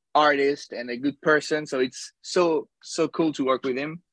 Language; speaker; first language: English; non-native, fluent; French